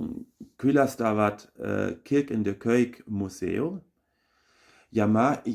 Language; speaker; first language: Estonian; non-native, learner; German